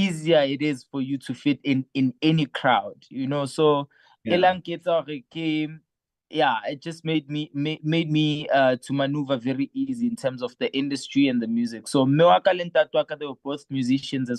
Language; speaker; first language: English; non-native, local second language; Southern Sotho